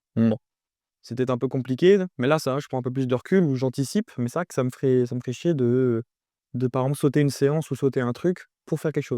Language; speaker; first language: French; native; French